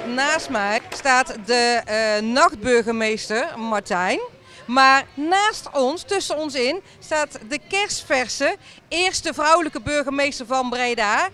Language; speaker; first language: Dutch; native; Dutch